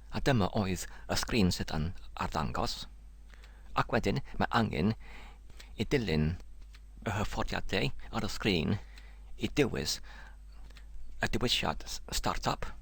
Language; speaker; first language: Welsh; non-native, learner; English